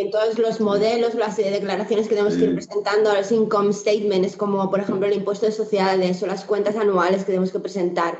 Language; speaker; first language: Spanish; native; Spanish